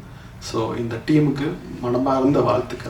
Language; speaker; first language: Tamil; native; Tamil